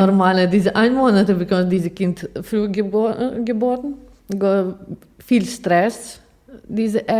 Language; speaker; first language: German; non-native, learner; Ukrainian